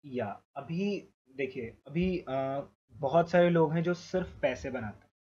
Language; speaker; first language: Hindi; native; Hindi